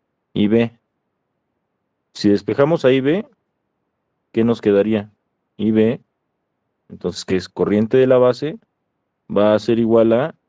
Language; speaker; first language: Spanish; native; Spanish